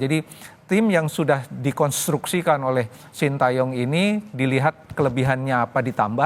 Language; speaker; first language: Indonesian; native; Indonesian